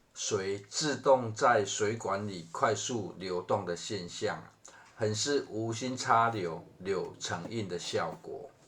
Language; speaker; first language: Chinese; native; Chinese